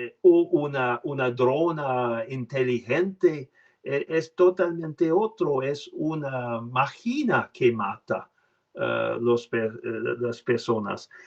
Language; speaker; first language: Spanish; non-native, learner; French